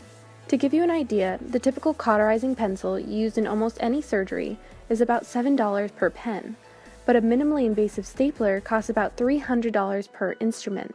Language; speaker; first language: English; native; English